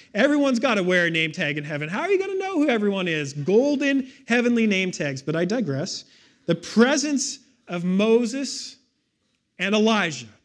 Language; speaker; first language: English; native; English